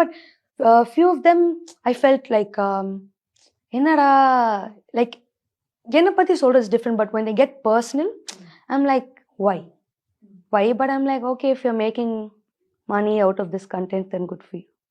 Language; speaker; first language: English; non-native, local second language; Tamil